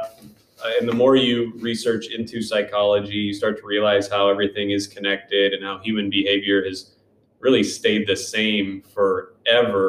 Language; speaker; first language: English; native; English